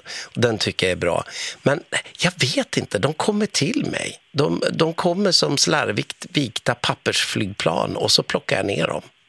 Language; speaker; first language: Swedish; native; Swedish